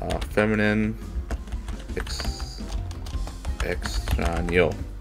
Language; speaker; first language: Spanish; non-native, learner; English